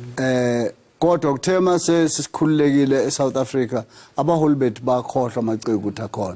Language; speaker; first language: Zulu; native; Zulu